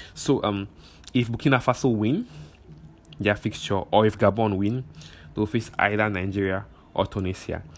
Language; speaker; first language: English; non-native, local second language; Igbo